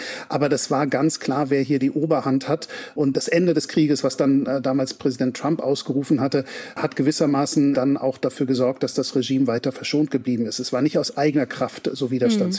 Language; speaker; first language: German; native; German